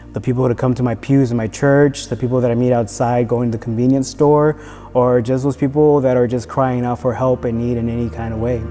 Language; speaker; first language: English; native; English